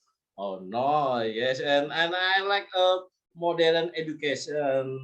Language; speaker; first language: English; non-native, learner; Indonesian